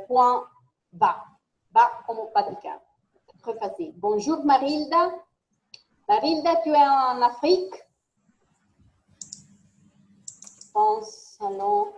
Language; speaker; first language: French; non-native, fluent; Italian